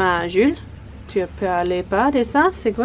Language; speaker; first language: French; non-native, learner; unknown